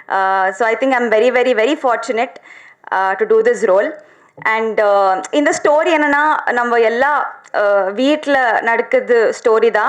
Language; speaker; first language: Tamil; non-native, learner; Telugu